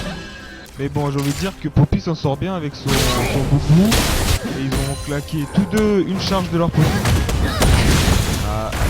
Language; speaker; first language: French; native; French